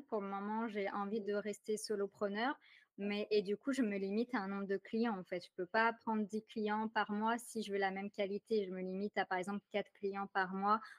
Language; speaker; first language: French; native; French